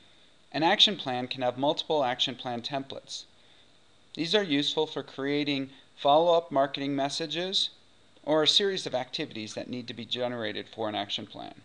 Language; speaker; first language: English; native; English